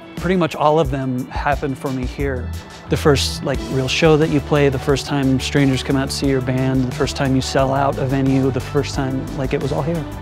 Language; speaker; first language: English; native; English